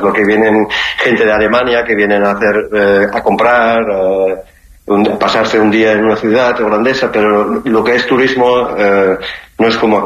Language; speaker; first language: Spanish; early bilingual, heritage; Spanish